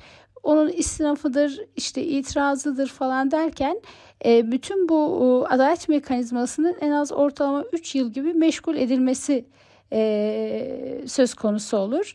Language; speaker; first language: Turkish; native; Turkish